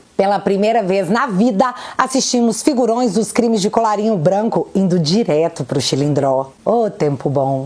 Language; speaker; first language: Portuguese; native; Portuguese